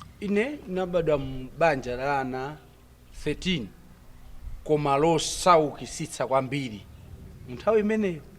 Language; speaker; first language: Nyanja; non-native, local second language; Tumbuka